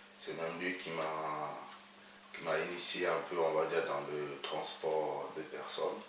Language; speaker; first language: French; early bilingual, other home language; Akan